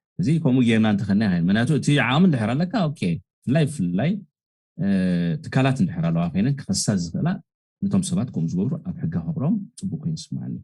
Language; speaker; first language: Tigrinya; native; Tigrinya